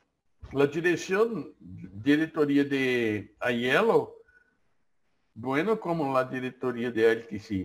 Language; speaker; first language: Spanish; non-native, learner; Portuguese